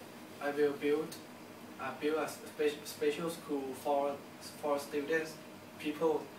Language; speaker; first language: English; non-native, learner; Thai